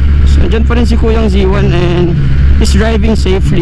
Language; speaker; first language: English; non-native, local second language; Filipino